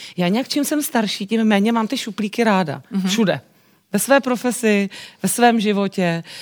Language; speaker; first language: Czech; native; Czech